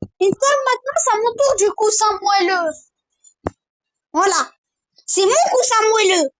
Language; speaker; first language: French; native; French